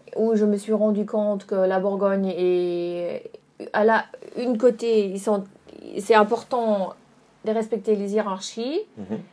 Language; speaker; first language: French; non-native, fluent; German